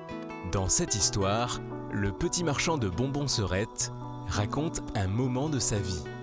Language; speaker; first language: French; native; French